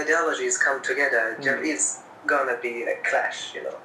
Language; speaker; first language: English; non-native, local second language; Japanese